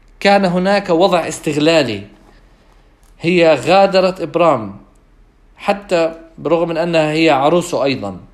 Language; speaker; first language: Arabic; non-native, fluent; English